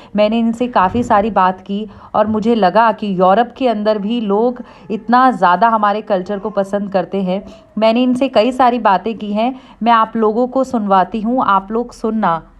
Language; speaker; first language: Hindi; native; Hindi